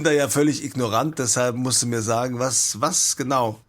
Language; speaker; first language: German; native; German